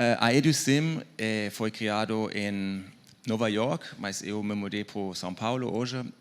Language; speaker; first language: Portuguese; non-native, fluent; German